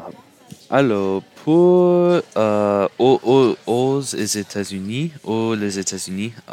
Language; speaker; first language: French; non-native, learner; English